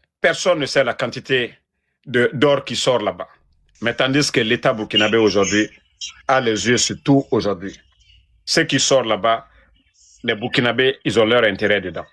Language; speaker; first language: French; non-native, local second language; Mandingo